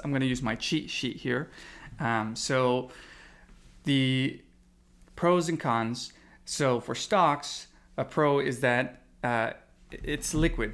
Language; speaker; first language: English; native; English